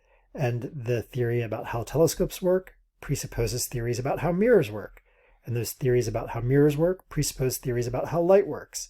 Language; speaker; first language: English; native; English